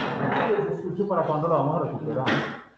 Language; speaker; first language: Spanish; native; Spanish